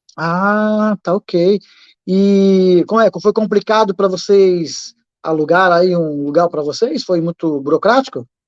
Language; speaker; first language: Portuguese; native; Portuguese